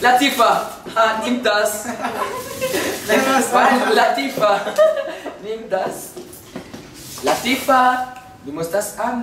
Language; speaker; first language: German; non-native, learner; Portuguese